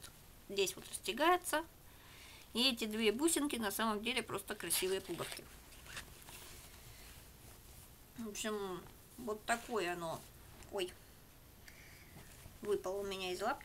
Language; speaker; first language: Russian; native; Russian